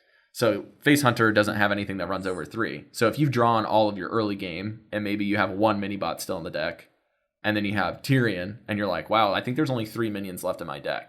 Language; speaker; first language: English; native; English